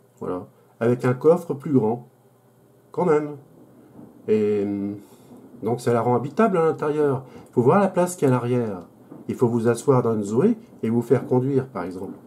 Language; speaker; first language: French; native; French